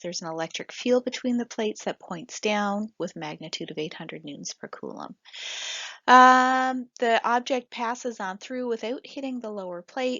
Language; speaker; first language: English; native; English